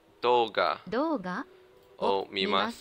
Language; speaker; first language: Japanese; non-native, learner; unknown